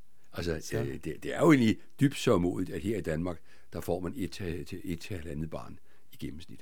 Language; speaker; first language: Danish; native; Danish